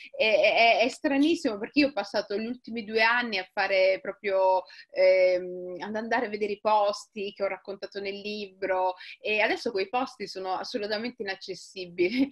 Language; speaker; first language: Italian; early bilingual, other home language; Somali